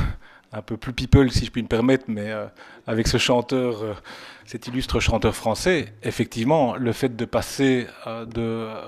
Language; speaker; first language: French; native; French